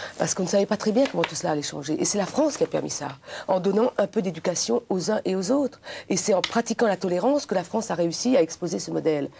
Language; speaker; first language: French; non-native, local second language; Réunion Creole French